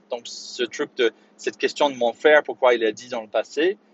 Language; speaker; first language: French; non-native, fluent; English